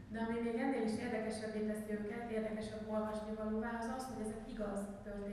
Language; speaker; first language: Hungarian; native; Hungarian